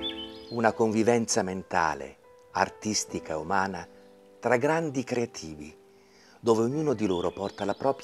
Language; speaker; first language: Italian; native; Italian